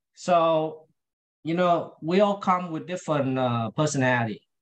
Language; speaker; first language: English; non-native, fluent; Vietnamese